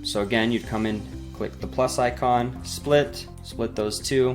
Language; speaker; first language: English; native; English